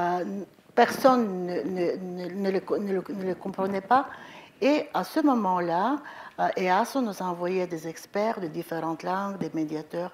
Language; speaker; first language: French; non-native, fluent; Bulgarian